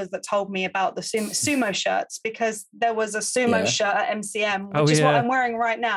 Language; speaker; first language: English; native; English